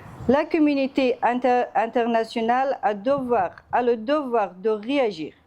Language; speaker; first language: French; non-native, fluent; Persian